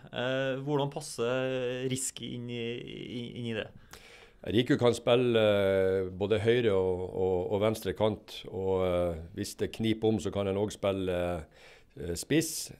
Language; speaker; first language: Norwegian; native; Norwegian